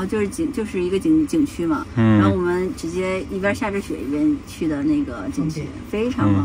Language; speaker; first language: Chinese; native; Chinese